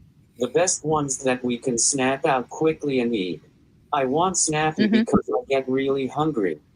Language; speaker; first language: English; native; English